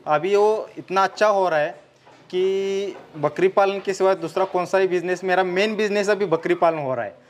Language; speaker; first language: Hindi; non-native, local second language; Marathi